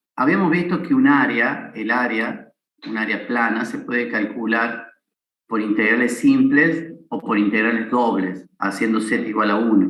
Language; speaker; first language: Spanish; native; Spanish